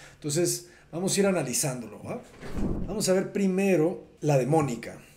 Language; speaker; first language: Spanish; native; Spanish